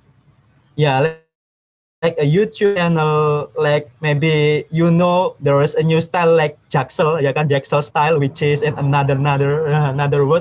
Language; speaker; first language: English; non-native, learner; Indonesian